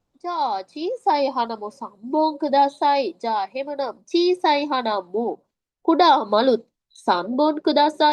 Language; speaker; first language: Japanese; non-native, fluent; Sinhala